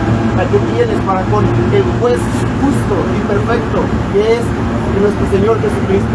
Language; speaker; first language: Spanish; native; Spanish